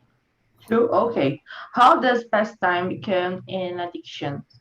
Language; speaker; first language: English; non-native, learner; Portuguese